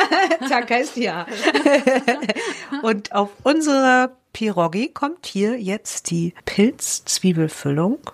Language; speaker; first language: German; native; German